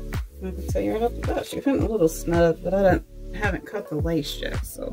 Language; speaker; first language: English; native; English